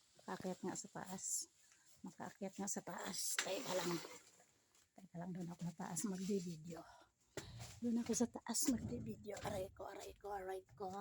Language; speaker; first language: Filipino; native; Filipino